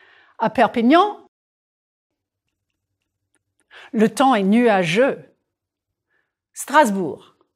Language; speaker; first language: French; non-native, fluent; English